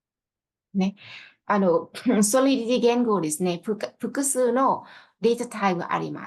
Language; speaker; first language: Japanese; non-native, fluent; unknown